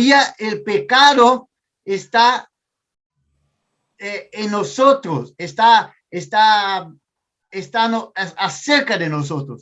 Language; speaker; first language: Spanish; non-native, fluent; Portuguese